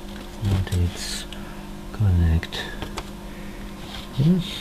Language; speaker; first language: English; non-native, learner; Russian